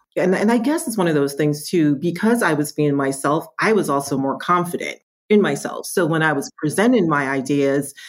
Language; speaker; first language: English; native; English